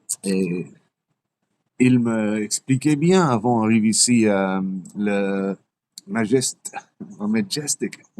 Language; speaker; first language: French; non-native, learner; English